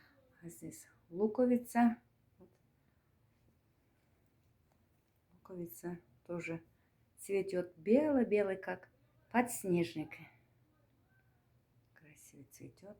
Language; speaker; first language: Russian; non-native, learner; Turkmen